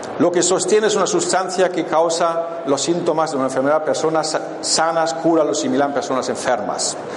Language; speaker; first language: Spanish; non-native, fluent; German